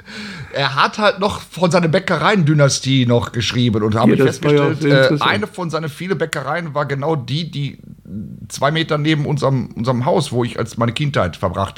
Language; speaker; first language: German; native; German